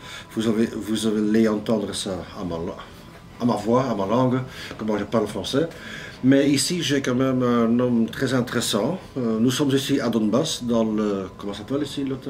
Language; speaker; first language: French; non-native, local second language; Dutch